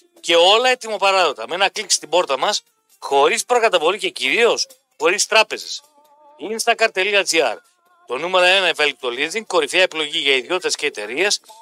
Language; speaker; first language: Greek; native; Greek